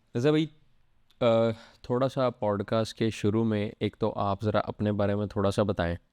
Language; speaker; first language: Urdu; native; Urdu